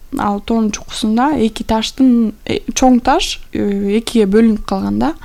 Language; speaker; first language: Kyrgyz; non-native, local second language; Russian